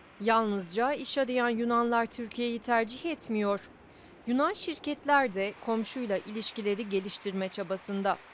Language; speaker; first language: Turkish; native; Turkish